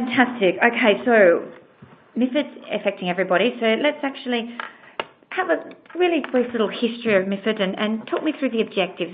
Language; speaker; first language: English; native; English